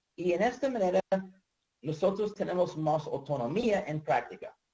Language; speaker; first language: Spanish; non-native, learner; English